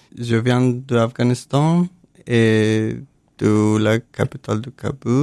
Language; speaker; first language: French; non-native, learner; Persian